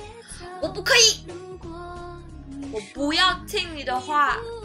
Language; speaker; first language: Chinese; non-native, learner; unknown